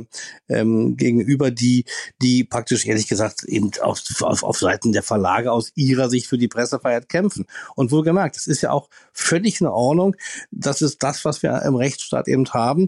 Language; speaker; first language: German; native; German